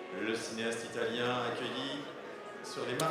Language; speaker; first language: French; native; French